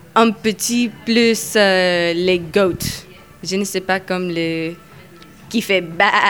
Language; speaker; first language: French; non-native, learner; English